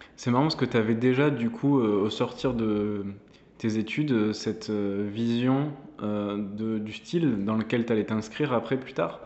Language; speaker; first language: French; native; French